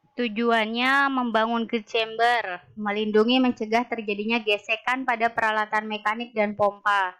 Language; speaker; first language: Indonesian; native; Indonesian